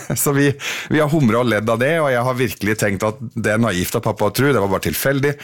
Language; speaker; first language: Norwegian; early bilingual, other home language; Arabic